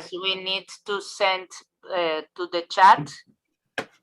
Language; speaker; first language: English; non-native, fluent; Spanish